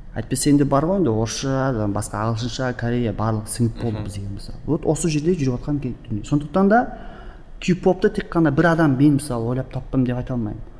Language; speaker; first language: Kazakh; early bilingual, heritage; Kazakh